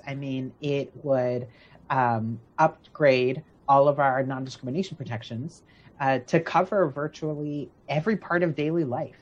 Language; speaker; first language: English; native; English